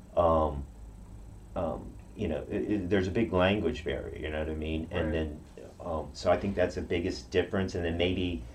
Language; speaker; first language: English; non-native, fluent; Japanese